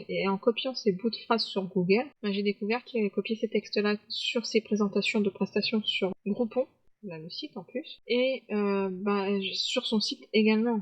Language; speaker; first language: French; native; French